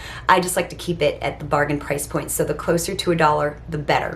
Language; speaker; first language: English; native; English